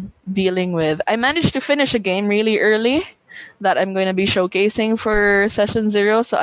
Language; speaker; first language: English; non-native, local second language; Hiligaynon